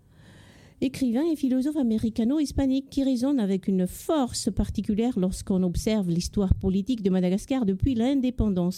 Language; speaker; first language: French; non-native, local second language; Malagasy